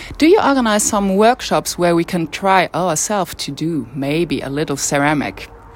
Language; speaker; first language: English; non-native, fluent; French